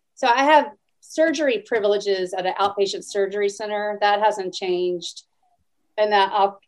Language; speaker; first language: English; native; English